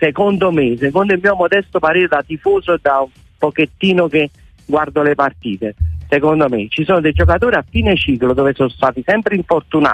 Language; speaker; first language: Italian; native; Italian